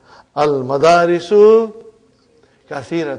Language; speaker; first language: Arabic; non-native, fluent; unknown